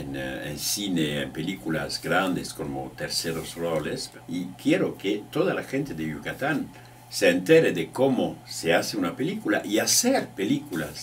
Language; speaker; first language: Spanish; non-native, fluent; French